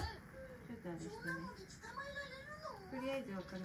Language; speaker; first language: Japanese; native; Japanese